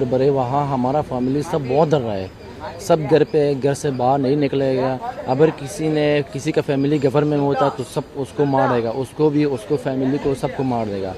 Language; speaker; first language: Hindi; non-native, learner; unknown